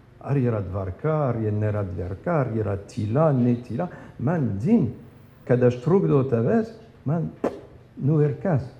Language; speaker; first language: Lithuanian; non-native, fluent; French